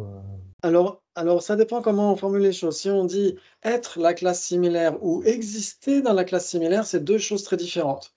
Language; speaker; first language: French; native; French